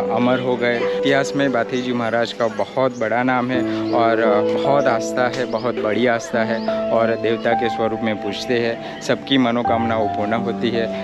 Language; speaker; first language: Hindi; non-native, local second language; Gujarati